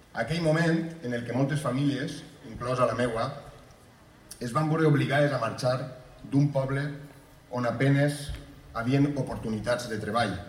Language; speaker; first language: Catalan; native; Catalan